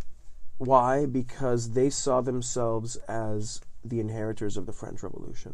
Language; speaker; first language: English; non-native, fluent; Italian